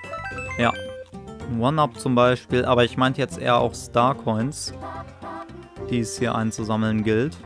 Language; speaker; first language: German; native; German